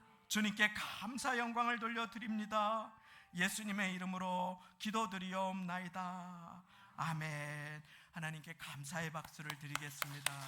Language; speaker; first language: Korean; native; Korean